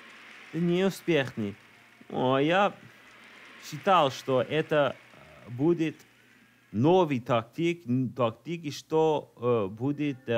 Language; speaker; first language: Russian; non-native, learner; English